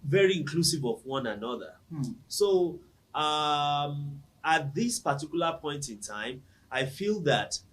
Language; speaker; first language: English; non-native, local second language; Yoruba